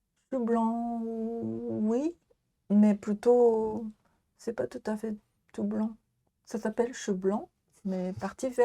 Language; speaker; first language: French; non-native, learner; Japanese